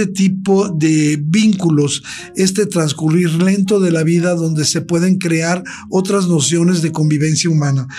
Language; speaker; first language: Spanish; native; Spanish